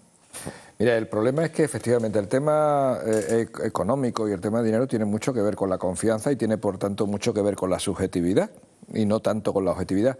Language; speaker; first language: Spanish; native; Spanish